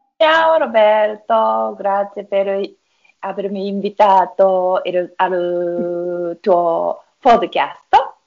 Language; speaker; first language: Italian; non-native, learner; Japanese